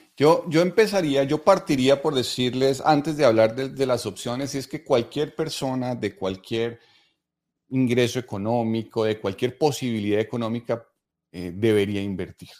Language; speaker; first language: Spanish; native; Spanish